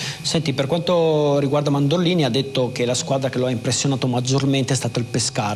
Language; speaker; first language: Italian; native; Italian